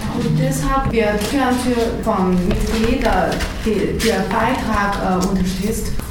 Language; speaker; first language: German; non-native, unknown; Chinese